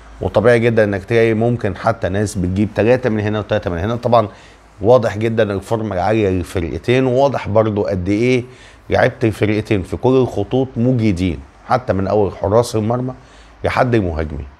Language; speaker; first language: Arabic; native; Arabic